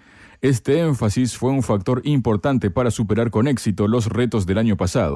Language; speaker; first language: Spanish; native; Spanish